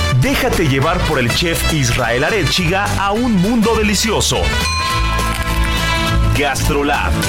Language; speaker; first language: Spanish; native; Spanish